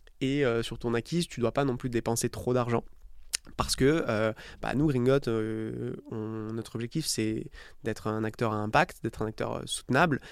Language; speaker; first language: French; native; French